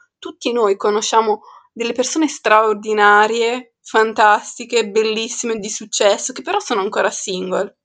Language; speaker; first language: Italian; early bilingual, other home language; Arabic